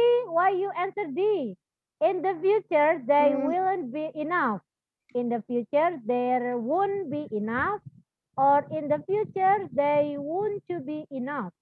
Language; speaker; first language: English; non-native, fluent; Indonesian